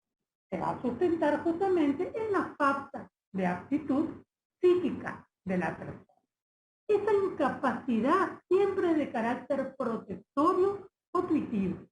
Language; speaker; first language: Spanish; native; Spanish